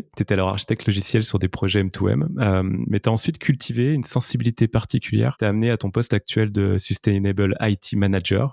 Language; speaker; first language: French; native; French